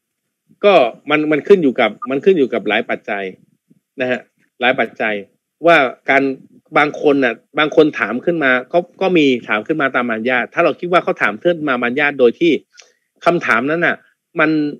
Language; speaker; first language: Thai; native; Thai